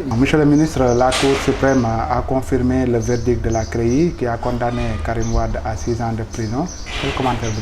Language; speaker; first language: French; non-native, local second language; Wolof